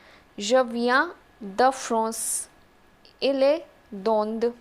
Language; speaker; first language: French; non-native, fluent; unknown